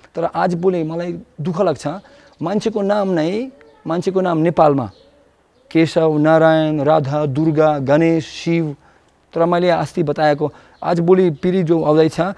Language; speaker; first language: Nepali; non-native, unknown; Russian